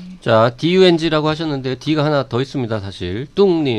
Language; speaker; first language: Korean; native; Korean